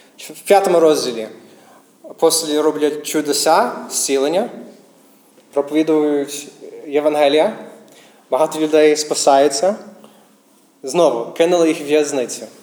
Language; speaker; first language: Ukrainian; non-native, fluent; English